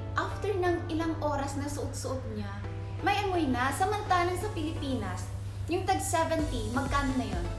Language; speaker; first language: Filipino; native; Filipino